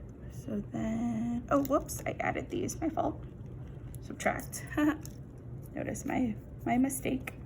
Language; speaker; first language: English; native; English